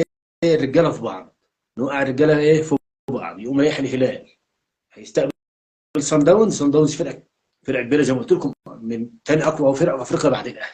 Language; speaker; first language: Arabic; native; Arabic